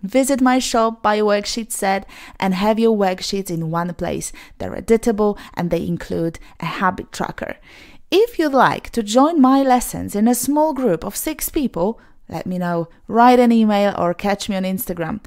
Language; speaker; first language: English; non-native, fluent; Polish